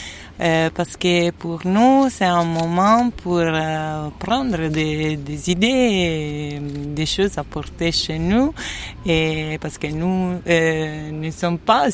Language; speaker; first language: French; non-native, fluent; Italian